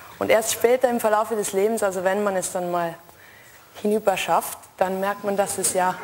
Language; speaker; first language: German; native; German